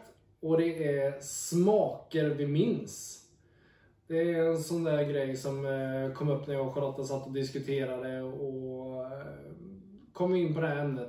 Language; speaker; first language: Swedish; native; Swedish